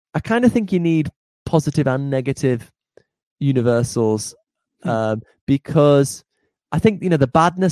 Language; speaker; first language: English; native; English